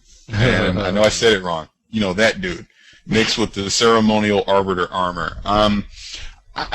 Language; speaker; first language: English; native; English